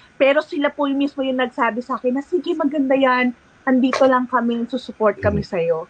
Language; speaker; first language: Filipino; native; Filipino